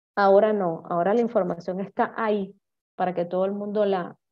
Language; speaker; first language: Spanish; native; Spanish